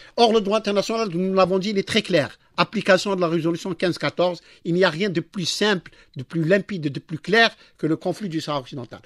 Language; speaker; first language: French; non-native, local second language; Arabic